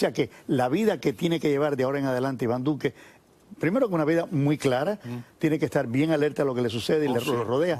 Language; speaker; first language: Spanish; native; Spanish